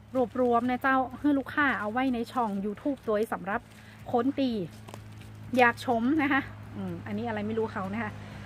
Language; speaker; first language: Thai; native; Thai